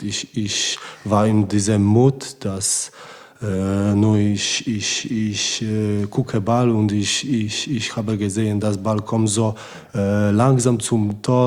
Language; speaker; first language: German; non-native, learner; Polish